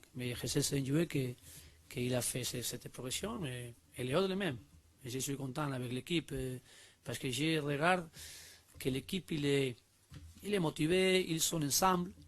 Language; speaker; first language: French; non-native, learner; Spanish